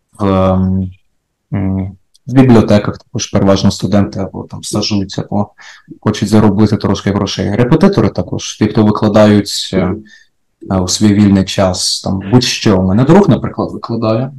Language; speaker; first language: Ukrainian; native; Ukrainian